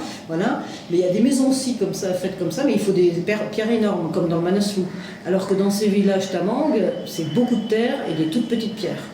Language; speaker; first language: French; native; French